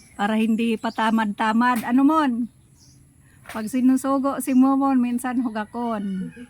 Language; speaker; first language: Filipino; non-native, local second language; Bikol